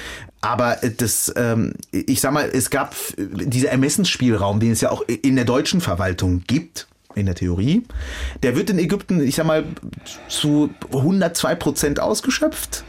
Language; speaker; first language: German; early bilingual, other home language; Arabic